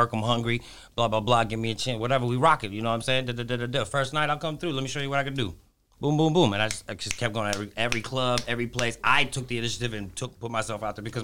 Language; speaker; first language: English; early bilingual, other home language; Greek